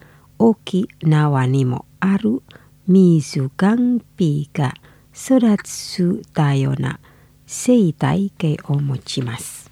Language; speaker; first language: Japanese; non-native, fluent; Indonesian